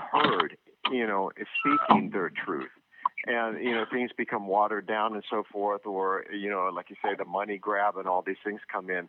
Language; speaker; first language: English; native; English